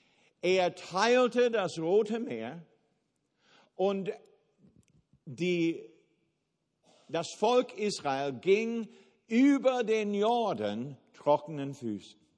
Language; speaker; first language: German; non-native, fluent; English